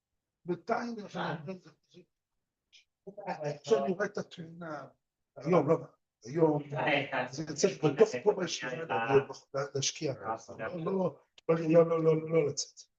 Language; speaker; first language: Hebrew; non-native, fluent; English